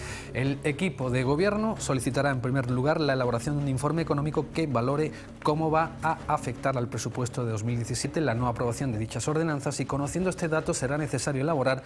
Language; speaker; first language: Spanish; native; Spanish